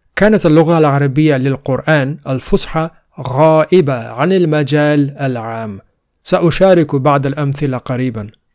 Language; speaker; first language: Arabic; non-native, fluent; Urdu